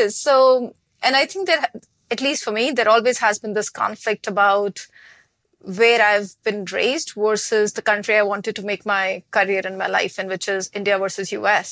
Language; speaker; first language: English; non-native, local second language; Hindi